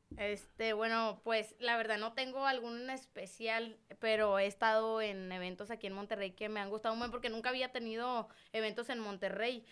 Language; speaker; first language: Spanish; native; Spanish